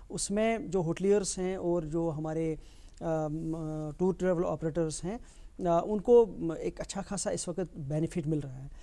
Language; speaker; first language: Hindi; non-native, local second language; Kashmiri